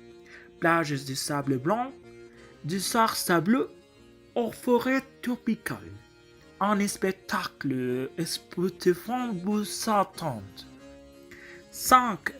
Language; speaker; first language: French; non-native, learner; Spanish